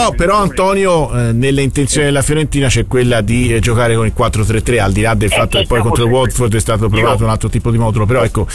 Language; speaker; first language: Italian; native; Italian